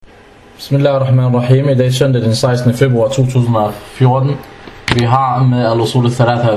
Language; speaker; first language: Danish; non-native, fluent; Arabic